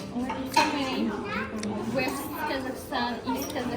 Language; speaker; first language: English; non-native, fluent; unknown